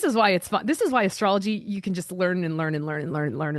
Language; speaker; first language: English; native; English